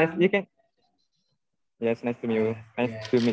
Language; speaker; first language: English; non-native, learner; Indonesian